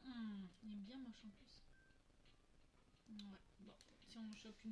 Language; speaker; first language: French; native; French